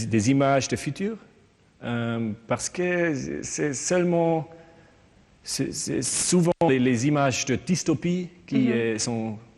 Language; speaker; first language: French; non-native, learner; German